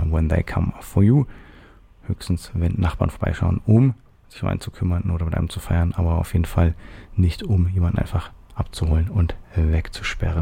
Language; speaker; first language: German; native; German